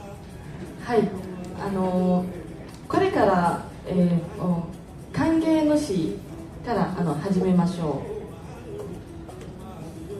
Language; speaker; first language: Japanese; non-native, fluent; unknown